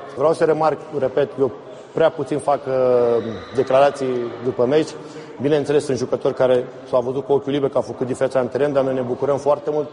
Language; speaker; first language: Romanian; native; Romanian